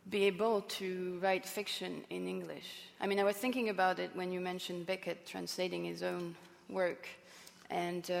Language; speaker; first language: English; non-native, fluent; French